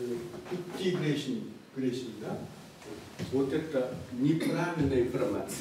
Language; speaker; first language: Russian; non-native, fluent; Korean